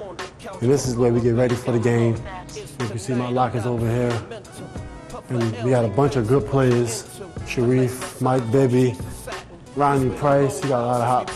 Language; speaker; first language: English; native; English